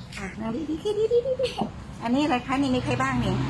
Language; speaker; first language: Thai; native; Thai